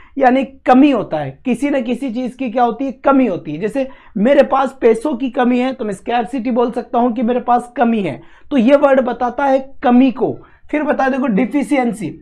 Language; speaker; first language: Hindi; native; Hindi